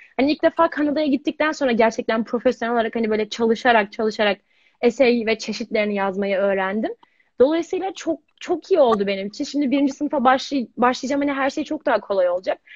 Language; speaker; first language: Turkish; native; Turkish